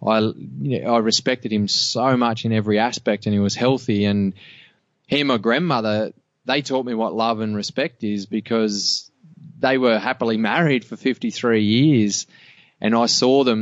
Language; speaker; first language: English; native; English